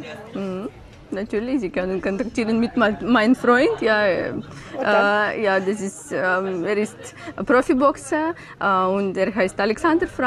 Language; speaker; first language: German; non-native, learner; Ukrainian